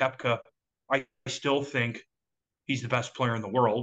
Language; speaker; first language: English; native; English